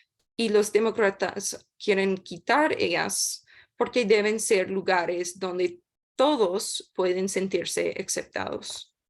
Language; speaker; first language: Spanish; non-native, learner; English